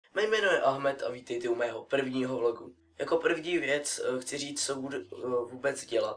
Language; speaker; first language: Czech; early bilingual, other home language; Russian